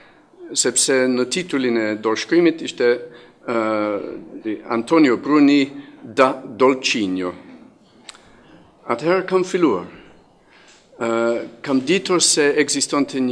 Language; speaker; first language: Albanian; non-native, fluent; English